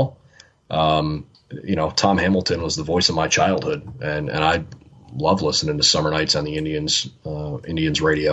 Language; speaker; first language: English; native; English